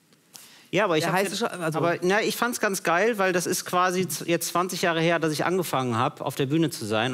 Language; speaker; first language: German; native; German